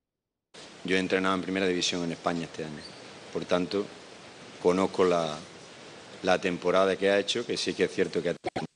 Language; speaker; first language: Spanish; native; Spanish